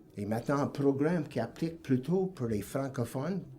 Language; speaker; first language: French; non-native, local second language; English